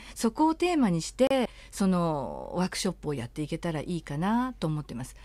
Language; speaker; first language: Japanese; native; Japanese